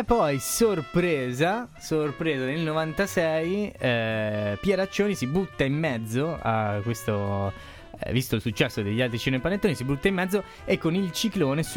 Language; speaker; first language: Italian; native; Italian